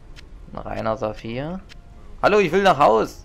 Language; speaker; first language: German; native; German